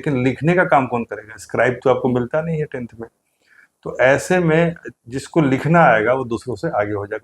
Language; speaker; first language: Hindi; native; Hindi